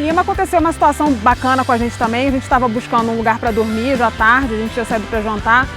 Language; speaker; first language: Portuguese; native; Portuguese